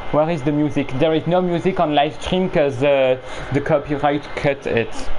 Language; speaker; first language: English; non-native, fluent; French